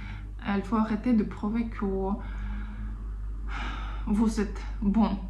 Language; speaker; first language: French; non-native, fluent; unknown